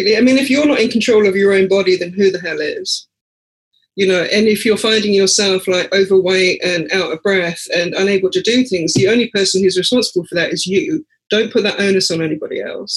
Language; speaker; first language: English; native; English